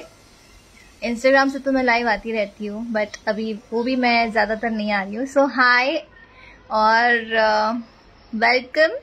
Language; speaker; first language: Hindi; native; Hindi